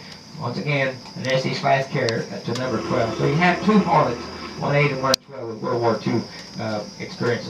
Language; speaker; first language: English; native; English